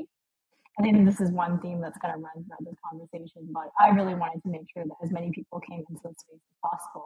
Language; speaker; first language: English; native; English